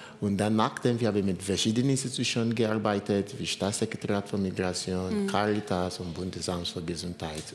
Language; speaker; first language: German; non-native, learner; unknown